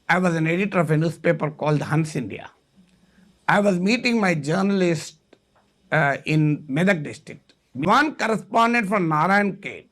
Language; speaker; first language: English; non-native, local second language; Telugu